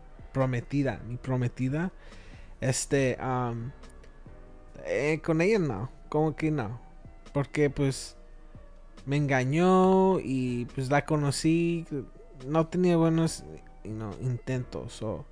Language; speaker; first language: Spanish; early bilingual, other home language; English